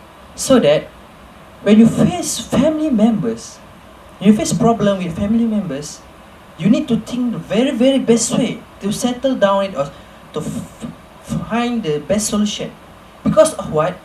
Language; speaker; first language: English; non-native, local second language; Malay